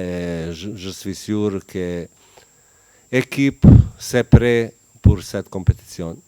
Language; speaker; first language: French; non-native, learner; Bosnian